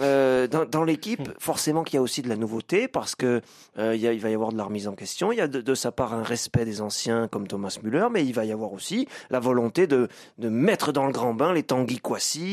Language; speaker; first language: French; native; French